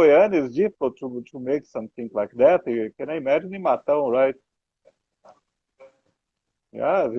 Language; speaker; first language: English; non-native, learner; Portuguese